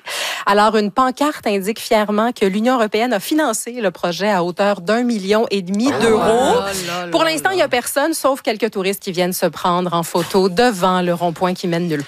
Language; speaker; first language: French; native; French